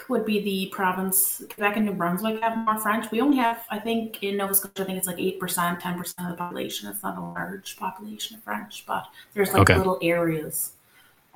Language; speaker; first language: English; non-native, local second language; French